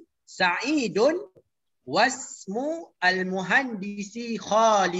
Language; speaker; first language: Arabic; non-native, fluent; Malay